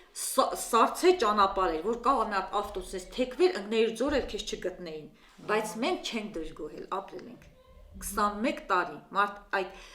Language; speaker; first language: Armenian; native; Armenian